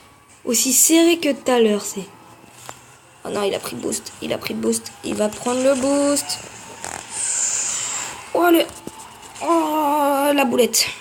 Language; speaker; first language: French; native; French